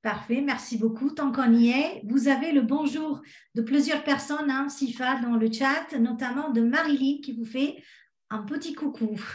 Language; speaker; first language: French; native; French